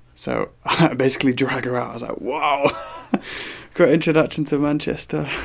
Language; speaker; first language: English; native; English